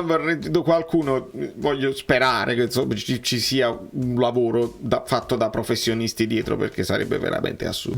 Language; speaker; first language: Italian; native; Italian